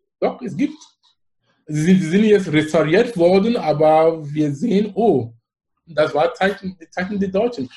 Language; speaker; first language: German; non-native, fluent; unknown